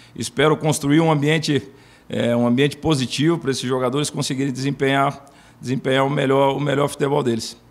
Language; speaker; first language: Portuguese; native; Portuguese